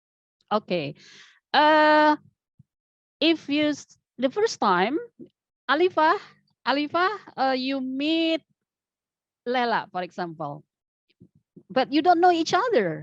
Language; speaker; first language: English; non-native, fluent; Indonesian